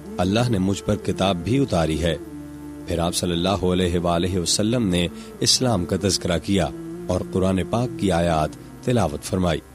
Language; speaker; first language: Urdu; non-native, local second language; Punjabi